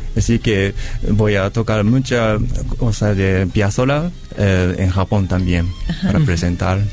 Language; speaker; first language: Spanish; non-native, learner; Japanese